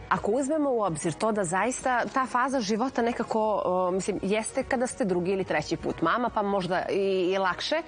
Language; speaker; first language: Serbian; native; Serbian